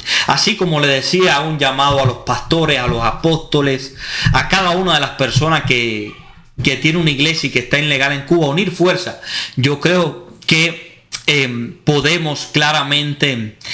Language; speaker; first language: Spanish; native; Spanish